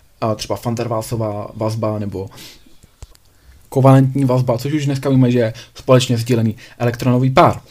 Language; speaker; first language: Czech; native; Czech